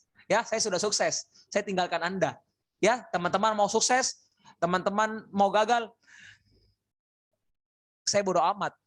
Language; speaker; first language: Indonesian; native; Indonesian